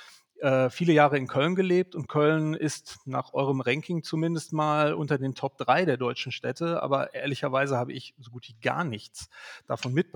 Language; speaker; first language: German; native; German